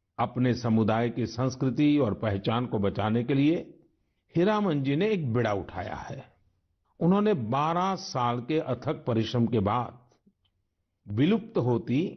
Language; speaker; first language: Hindi; non-native, local second language; Gujarati